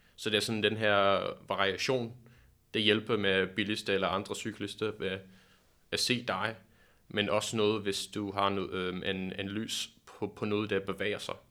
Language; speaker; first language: Danish; non-native, fluent; English